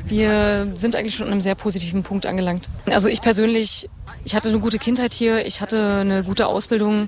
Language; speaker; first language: German; native; German